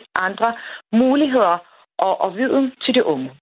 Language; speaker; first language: Danish; non-native, fluent; Persian